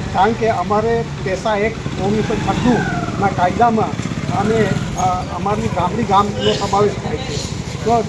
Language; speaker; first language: Gujarati; native; Gujarati